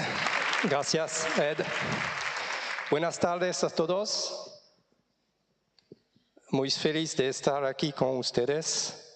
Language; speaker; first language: Spanish; non-native, fluent; French